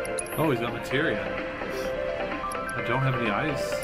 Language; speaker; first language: English; native; English